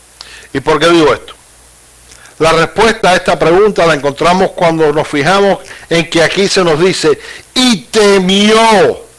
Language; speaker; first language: Spanish; native; Spanish